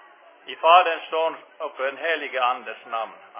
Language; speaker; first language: Swedish; non-native, fluent; Finnish